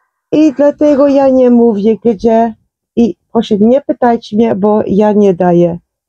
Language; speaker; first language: Polish; non-native, learner; Dutch